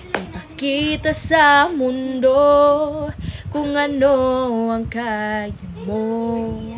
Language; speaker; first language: Filipino; non-native, local second language; Cebuano